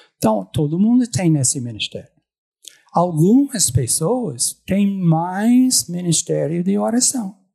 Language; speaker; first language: Portuguese; non-native, fluent; English